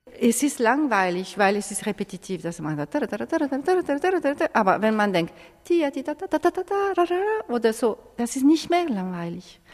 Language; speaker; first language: German; non-native, fluent; Italian